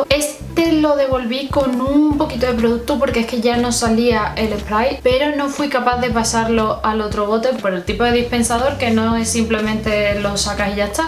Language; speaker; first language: Spanish; native; Spanish